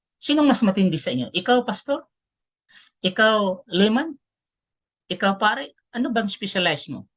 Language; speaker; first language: Filipino; non-native, local second language; Cebuano